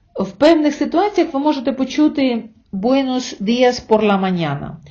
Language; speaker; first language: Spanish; non-native, fluent; Ukrainian